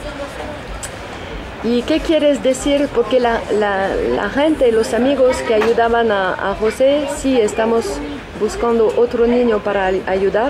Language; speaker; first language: Spanish; non-native, fluent; French